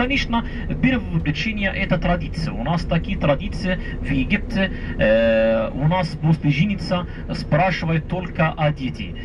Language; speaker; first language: Russian; non-native, fluent; Arabic